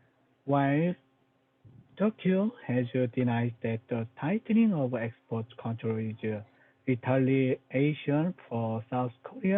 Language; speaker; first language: English; non-native, learner; Korean